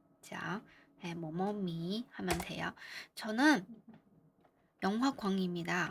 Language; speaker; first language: Korean; non-native, fluent; Chinese